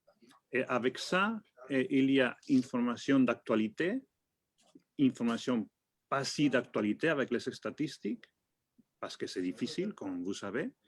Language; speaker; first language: French; non-native, fluent; Spanish